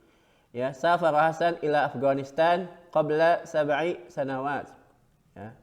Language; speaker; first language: Arabic; non-native, fluent; Indonesian